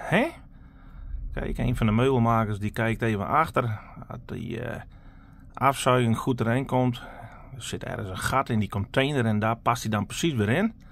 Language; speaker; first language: Dutch; non-native, local second language; Western Frisian